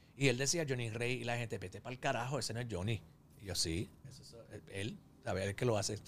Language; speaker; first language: Spanish; early bilingual, heritage; Spanish